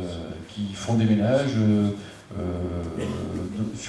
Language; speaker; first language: French; native; French